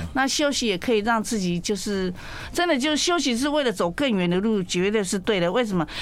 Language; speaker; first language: Chinese; non-native, local second language; Min Nan Chinese